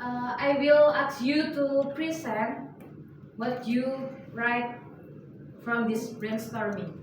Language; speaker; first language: English; non-native, learner; Indonesian